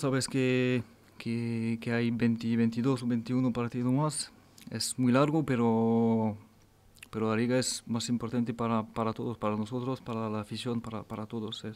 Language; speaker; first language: Spanish; non-native, fluent; French